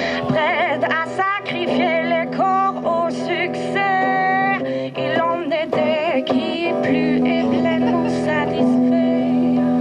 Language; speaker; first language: French; non-native, fluent; Catalan